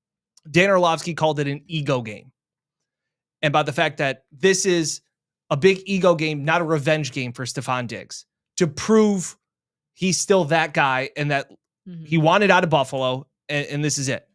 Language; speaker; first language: English; native; English